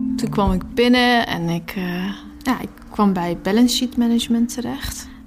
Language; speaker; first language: Dutch; early bilingual, other home language; Persian